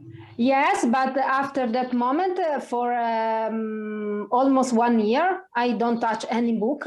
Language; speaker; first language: English; non-native, learner; Italian